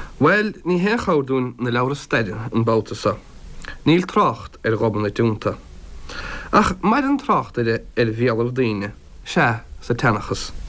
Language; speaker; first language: Irish; native; Irish